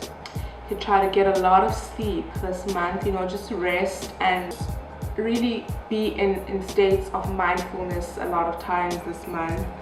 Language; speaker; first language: English; non-native, local second language; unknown